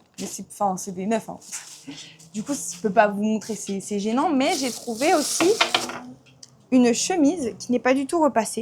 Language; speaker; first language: French; native; French